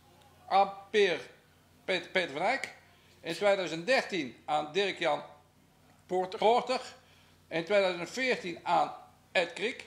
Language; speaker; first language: Dutch; native; Dutch